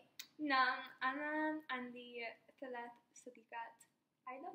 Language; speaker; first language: Arabic; non-native, learner; English